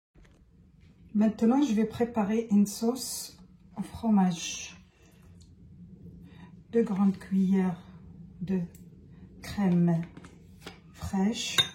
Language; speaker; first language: French; non-native, fluent; Arabic